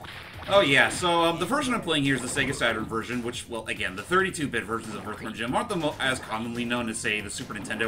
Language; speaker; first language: English; native; English